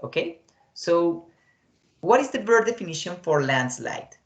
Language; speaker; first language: English; non-native, fluent; Spanish